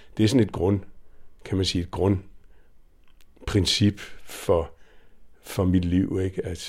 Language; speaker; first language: Danish; native; Danish